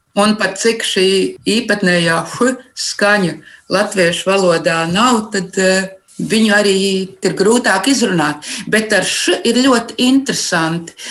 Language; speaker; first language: Latvian; native; Latvian